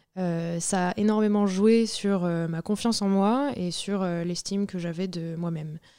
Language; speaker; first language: French; native; French